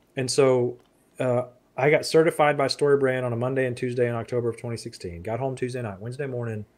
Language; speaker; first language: English; native; English